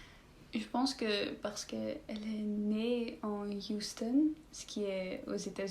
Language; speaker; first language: French; non-native, learner; Dutch